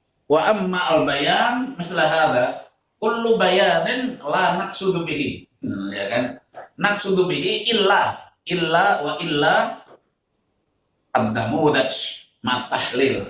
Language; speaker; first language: Arabic; non-native, fluent; Indonesian